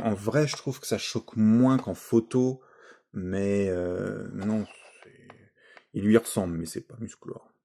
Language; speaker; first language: French; native; French